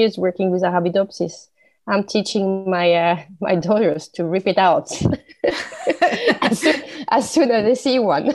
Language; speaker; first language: English; non-native, fluent; French